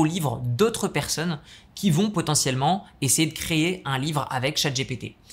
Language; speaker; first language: French; native; French